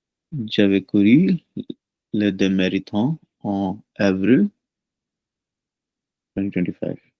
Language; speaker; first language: French; non-native, learner; Punjabi